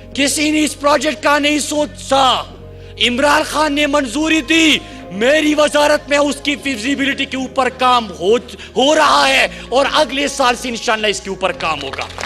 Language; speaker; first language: Urdu; non-native, local second language; Pashto